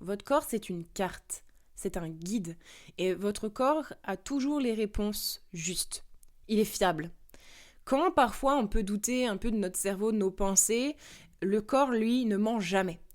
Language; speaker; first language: French; native; French